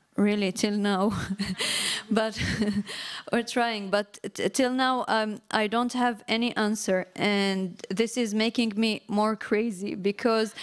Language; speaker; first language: English; non-native, fluent; Arabic